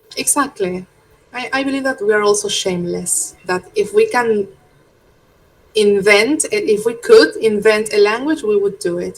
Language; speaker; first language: English; non-native, fluent; Spanish